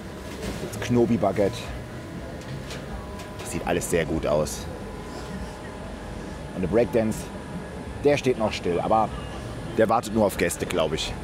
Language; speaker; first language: German; native; German